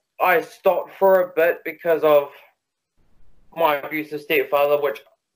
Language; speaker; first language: English; native; English